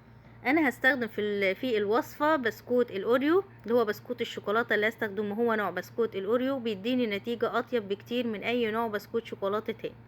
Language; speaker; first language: Arabic; native; Arabic